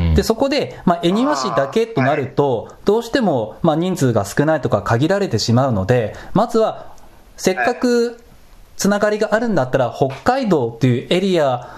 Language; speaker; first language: Japanese; native; Japanese